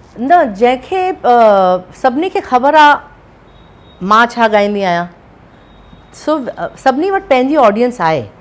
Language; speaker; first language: Sindhi; early bilingual, heritage; Sindhi